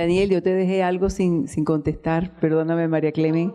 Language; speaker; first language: Spanish; native; Spanish